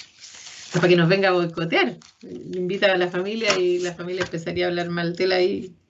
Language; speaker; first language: Spanish; native; Spanish